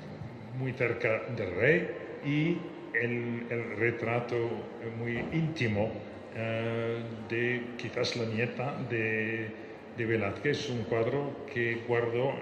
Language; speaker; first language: Spanish; non-native, fluent; French